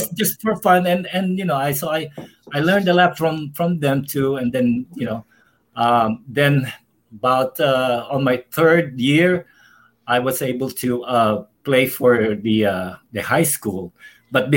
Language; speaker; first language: English; non-native, local second language; Filipino